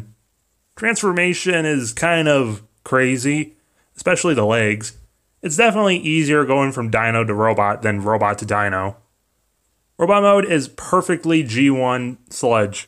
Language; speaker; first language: English; native; English